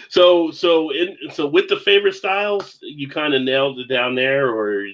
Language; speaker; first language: English; native; English